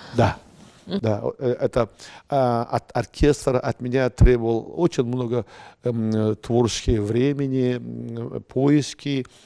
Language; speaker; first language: Russian; non-native, local second language; Uzbek